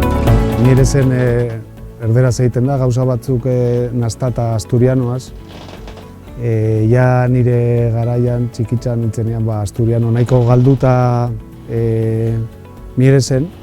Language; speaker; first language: Basque; non-native, local second language; Spanish